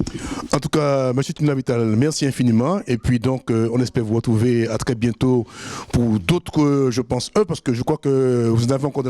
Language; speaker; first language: French; native; French